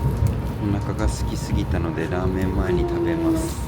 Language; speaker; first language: Japanese; native; Japanese